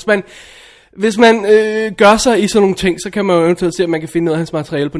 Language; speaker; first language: Danish; native; Danish